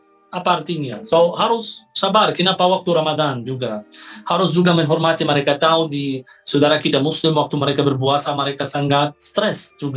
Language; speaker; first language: Indonesian; non-native, fluent; Arabic